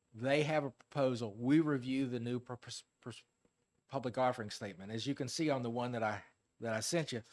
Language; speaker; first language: English; native; English